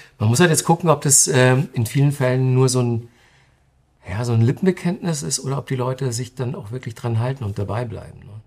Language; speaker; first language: German; native; German